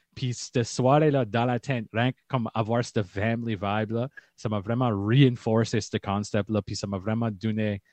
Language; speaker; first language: French; early bilingual, heritage; French